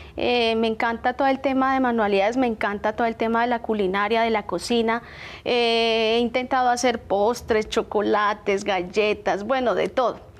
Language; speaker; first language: Spanish; native; Spanish